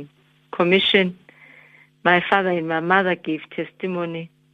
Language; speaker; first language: English; non-native, local second language; Zulu